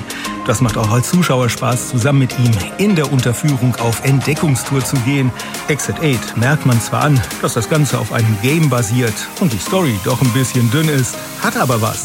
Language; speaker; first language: German; native; German